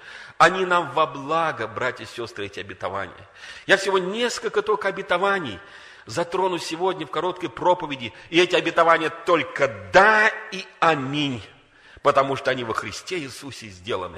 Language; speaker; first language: Russian; native; Russian